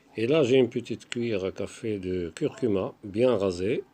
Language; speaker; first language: French; non-native, local second language; Arabic